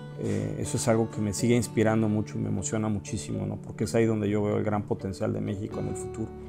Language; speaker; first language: Spanish; native; Spanish